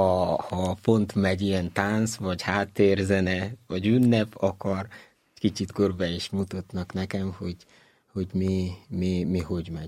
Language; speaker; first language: Hungarian; non-native, learner; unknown